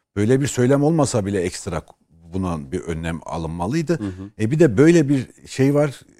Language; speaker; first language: Turkish; native; Turkish